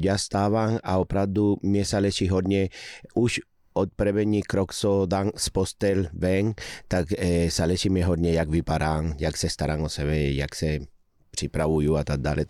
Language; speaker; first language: Czech; non-native, fluent; Spanish